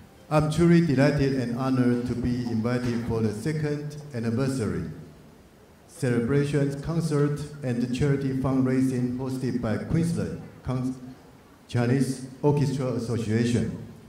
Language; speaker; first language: English; non-native, fluent; Chinese